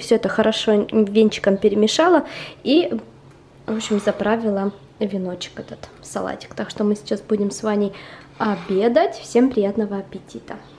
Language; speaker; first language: Russian; native; Russian